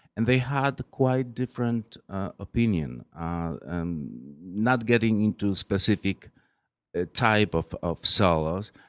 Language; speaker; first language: English; non-native, fluent; Polish